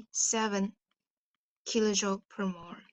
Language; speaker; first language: English; non-native, fluent; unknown